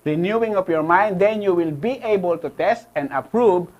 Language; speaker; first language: English; non-native, local second language; Filipino